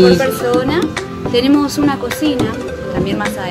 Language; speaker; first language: Spanish; native; Spanish